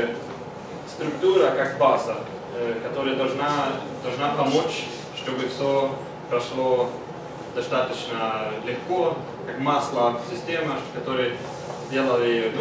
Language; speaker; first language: Russian; non-native, learner; Swedish